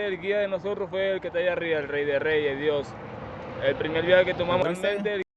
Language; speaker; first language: Spanish; native; Spanish